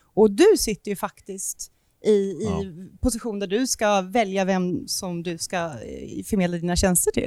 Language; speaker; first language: Swedish; native; Swedish